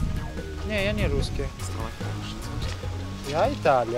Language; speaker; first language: Russian; non-native, learner; Italian